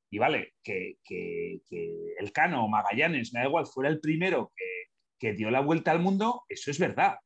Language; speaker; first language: Spanish; native; Spanish